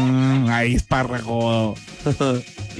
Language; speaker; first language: Spanish; native; Spanish